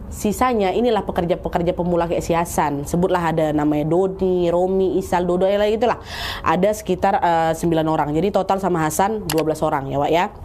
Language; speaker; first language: Indonesian; native; Indonesian